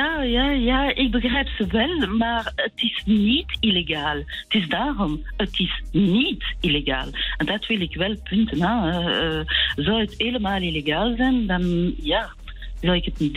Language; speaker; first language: Dutch; non-native, local second language; French